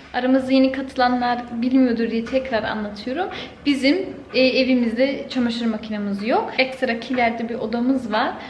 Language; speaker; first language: Turkish; early bilingual, heritage; Turkish